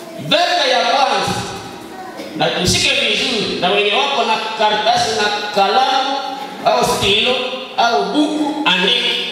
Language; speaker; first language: Swahili; non-native, local second language; Nande